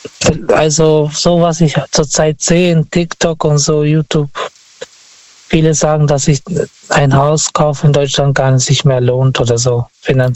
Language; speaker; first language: German; non-native, fluent; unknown